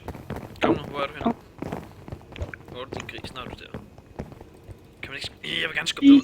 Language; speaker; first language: Danish; native; Danish